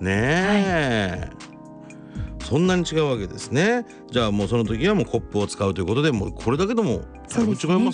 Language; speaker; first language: Japanese; native; Japanese